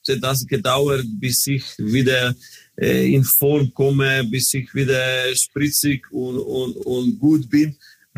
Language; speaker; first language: German; non-native, learner; Croatian